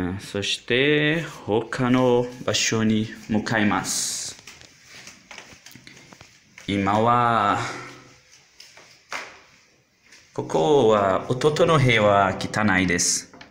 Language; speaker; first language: Japanese; non-native, learner; Portuguese